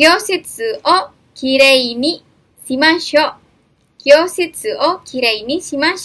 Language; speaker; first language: Japanese; non-native, fluent; Indonesian